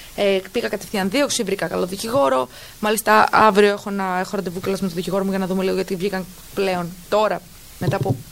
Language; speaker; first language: Greek; early bilingual, heritage; Greek